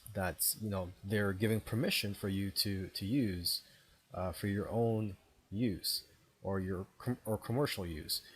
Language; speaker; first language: English; native; English